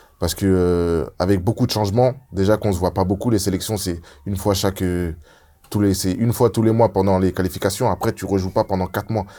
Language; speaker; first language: French; early bilingual, other home language; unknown